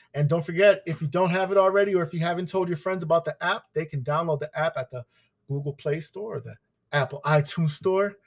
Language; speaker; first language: English; early bilingual, other home language; Spanish